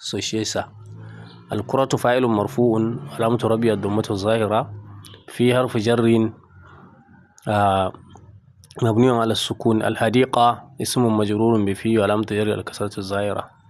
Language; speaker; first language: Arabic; non-native, fluent; Hausa